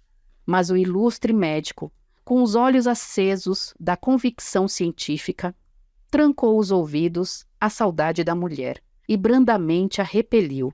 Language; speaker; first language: Portuguese; native; Portuguese